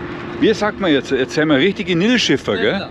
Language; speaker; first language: German; native; German